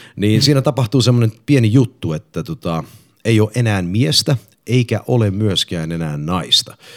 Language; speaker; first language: Finnish; early bilingual, heritage; English